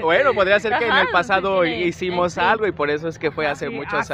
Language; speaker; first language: Spanish; native; Spanish